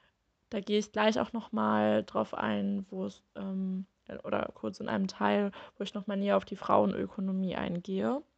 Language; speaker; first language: German; native; German